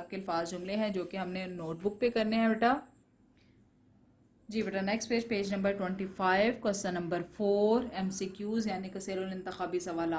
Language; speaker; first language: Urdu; non-native, local second language; Punjabi